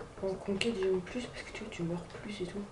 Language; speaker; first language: French; native; French